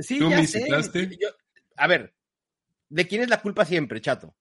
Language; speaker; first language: Spanish; native; Spanish